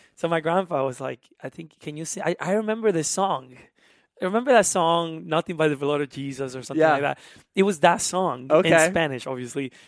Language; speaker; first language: English; early bilingual, other home language; Spanish